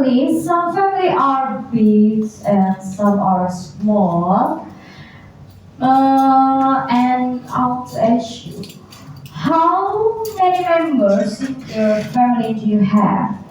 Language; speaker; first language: English; non-native, learner; Indonesian